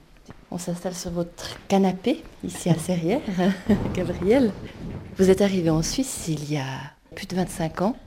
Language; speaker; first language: French; native; French